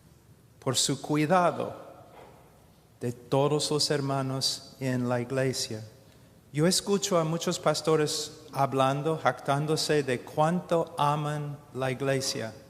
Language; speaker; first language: Spanish; non-native, fluent; English